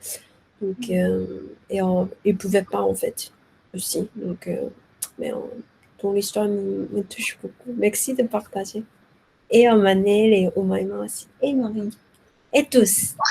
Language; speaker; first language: French; non-native, learner; Korean